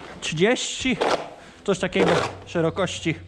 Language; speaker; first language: Polish; native; Polish